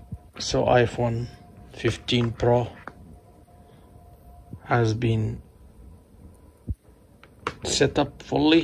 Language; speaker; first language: English; non-native, fluent; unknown